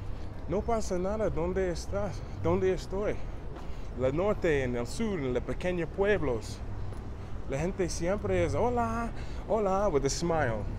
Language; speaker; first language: Spanish; non-native, learner; English